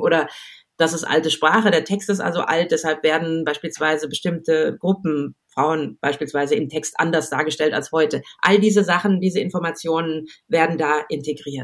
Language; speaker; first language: German; native; German